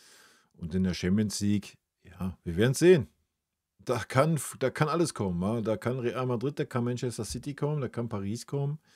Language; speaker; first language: German; native; German